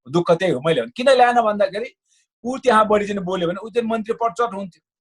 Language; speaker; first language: Nepali; non-native, local second language; Sherpa